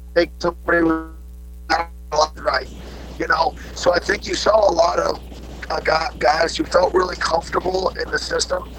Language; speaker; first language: English; native; English